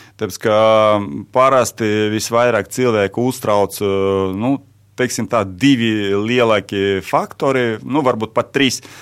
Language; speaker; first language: Latvian; non-native, local second language; Russian